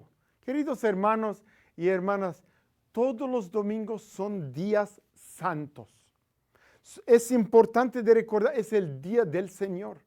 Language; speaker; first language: Spanish; non-native, fluent; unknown